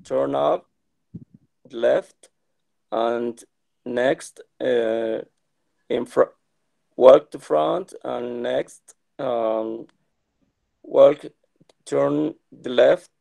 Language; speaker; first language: English; non-native, learner; Spanish